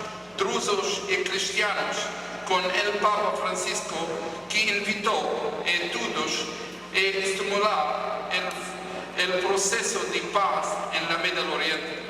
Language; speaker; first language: Spanish; non-native, fluent; Hebrew